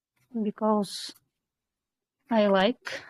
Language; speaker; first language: English; non-native, learner; Kyrgyz